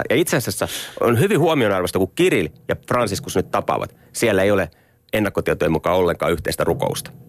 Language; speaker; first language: Finnish; native; Finnish